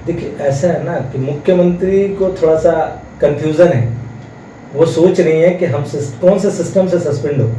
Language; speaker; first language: Hindi; non-native, local second language; Bangla